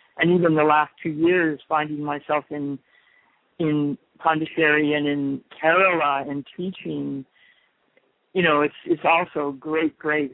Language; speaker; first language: English; native; English